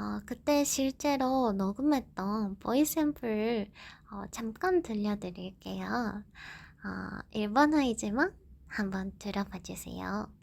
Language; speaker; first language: Korean; non-native, fluent; Japanese